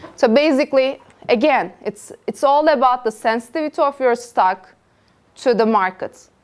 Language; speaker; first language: English; non-native, fluent; Turkish